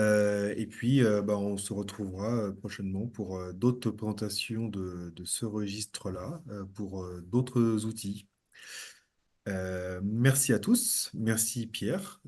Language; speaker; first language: French; native; French